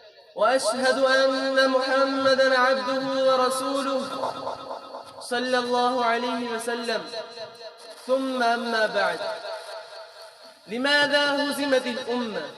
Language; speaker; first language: Arabic; non-native, fluent; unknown